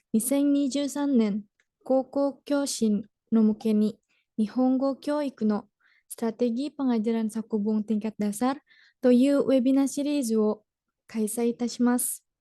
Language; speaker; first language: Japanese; non-native, learner; Indonesian